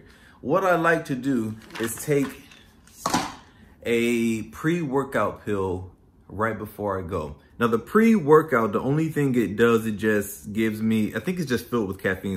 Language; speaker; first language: English; native; English